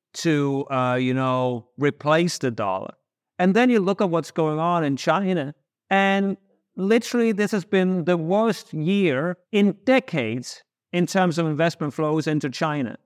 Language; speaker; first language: English; non-native, fluent; Danish